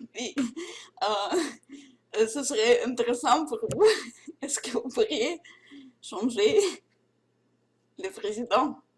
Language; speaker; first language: French; non-native, learner; Russian